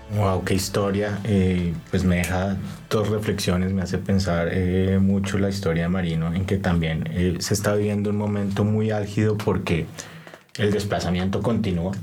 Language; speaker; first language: Spanish; native; Spanish